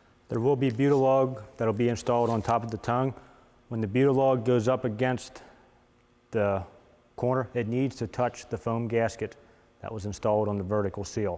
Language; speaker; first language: English; native; English